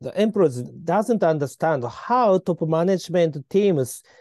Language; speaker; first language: English; non-native, learner; Japanese